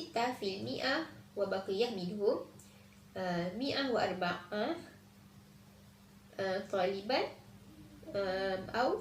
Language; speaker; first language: Arabic; non-native, learner; Malay